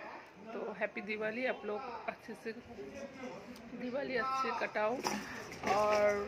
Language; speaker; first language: Hindi; non-native, local second language; Bangla